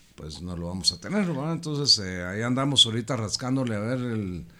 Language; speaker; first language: Spanish; native; Spanish